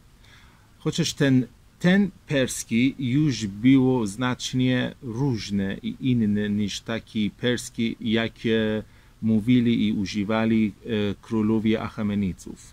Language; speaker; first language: Polish; non-native, fluent; Persian